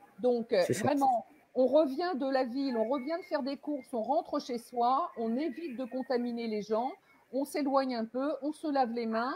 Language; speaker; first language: French; native; French